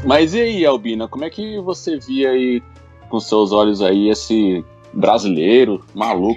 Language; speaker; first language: Portuguese; native; Portuguese